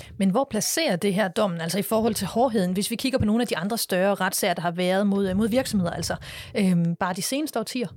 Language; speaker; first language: Danish; native; Danish